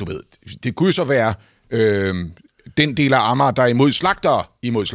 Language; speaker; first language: Danish; native; Danish